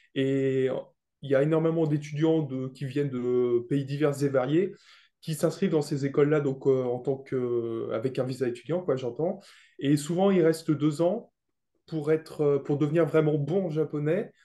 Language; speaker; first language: French; native; French